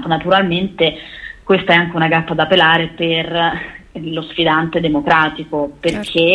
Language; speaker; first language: Italian; native; Italian